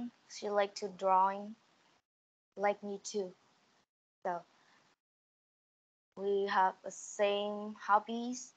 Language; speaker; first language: English; non-native, learner; Vietnamese